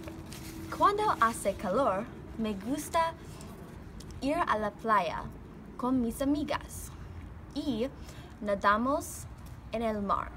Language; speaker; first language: Spanish; non-native, learner; English